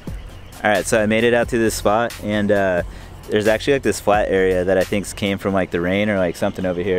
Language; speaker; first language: English; native; English